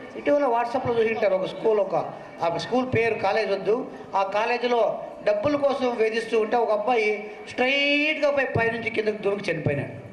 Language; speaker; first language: Telugu; non-native, local second language; Kannada